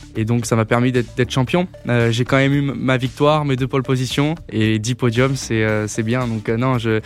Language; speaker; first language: French; native; French